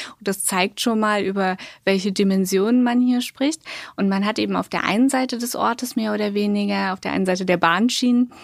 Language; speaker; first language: German; native; German